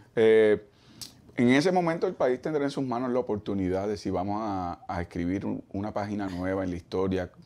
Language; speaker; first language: Spanish; native; Spanish